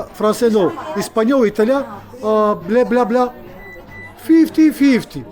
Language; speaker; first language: Portuguese; non-native, learner; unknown